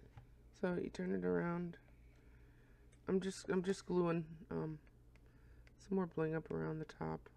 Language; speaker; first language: English; native; English